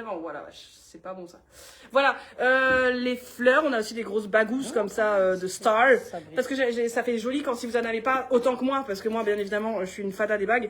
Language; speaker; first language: French; native; French